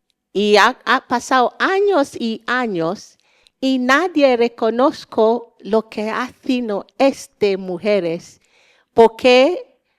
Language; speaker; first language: Spanish; non-native, learner; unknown